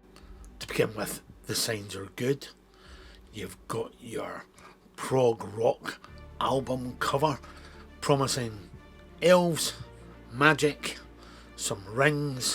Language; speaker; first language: English; native; English